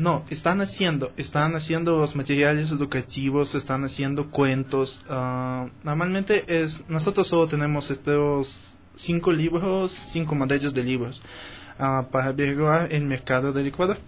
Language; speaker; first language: Spanish; non-native, fluent; Russian